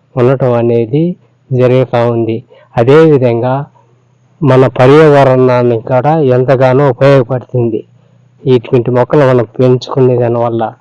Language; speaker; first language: Telugu; non-native, local second language; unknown